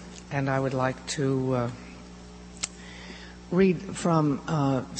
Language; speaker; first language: English; native; English